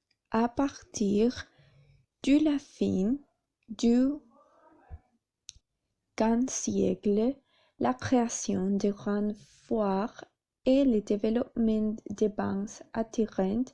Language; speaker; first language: French; non-native, learner; Spanish